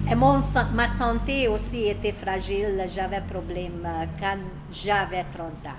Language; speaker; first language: French; non-native, learner; Hungarian